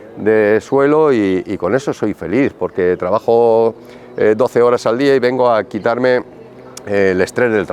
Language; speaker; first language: Spanish; native; Spanish